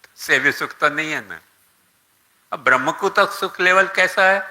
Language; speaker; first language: Hindi; non-native, local second language; Gujarati